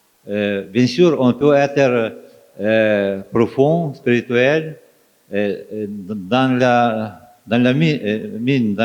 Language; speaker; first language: French; non-native, fluent; Ukrainian